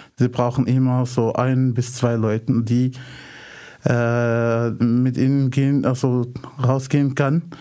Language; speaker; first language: German; non-native, fluent; Arabic